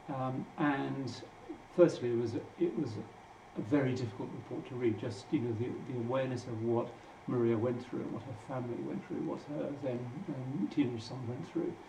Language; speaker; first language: English; native; English